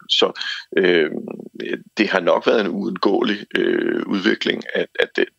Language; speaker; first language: Danish; native; Danish